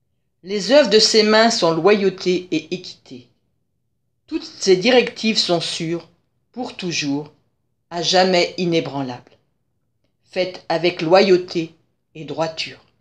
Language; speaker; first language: French; native; French